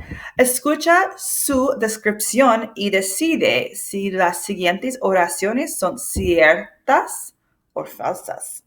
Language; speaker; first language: Spanish; non-native, fluent; English